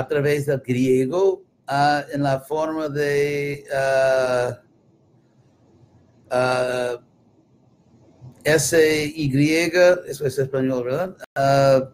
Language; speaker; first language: Spanish; non-native, fluent; English